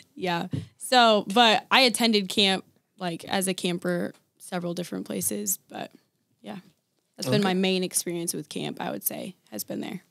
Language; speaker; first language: English; native; English